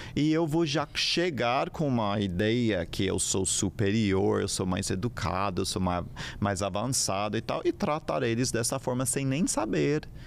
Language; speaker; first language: Portuguese; non-native, fluent; English